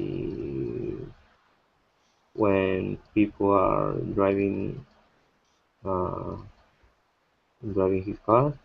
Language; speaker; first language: English; non-native, learner; Spanish